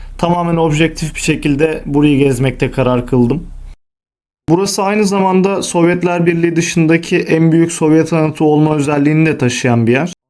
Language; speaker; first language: Turkish; native; Turkish